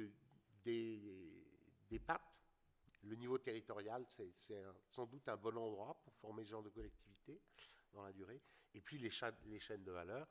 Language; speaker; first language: French; native; French